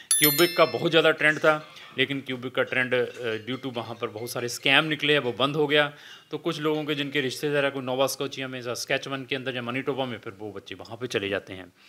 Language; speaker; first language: Hindi; non-native, local second language; Punjabi